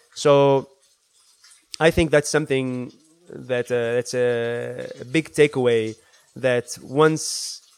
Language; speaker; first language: English; early bilingual, other home language; Arabic